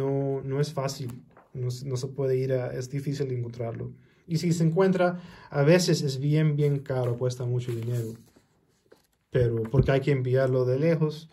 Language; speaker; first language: Spanish; early bilingual, heritage; Spanish